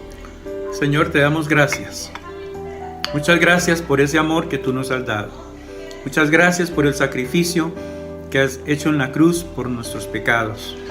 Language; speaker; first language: Spanish; native; Spanish